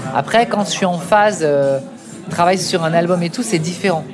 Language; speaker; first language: French; native; French